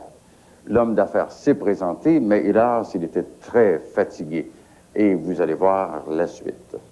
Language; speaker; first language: French; native; French